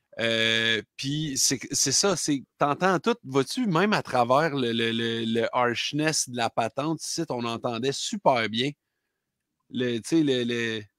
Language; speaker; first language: French; native; French